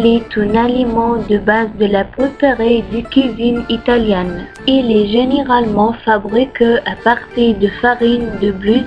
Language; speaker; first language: French; non-native, learner; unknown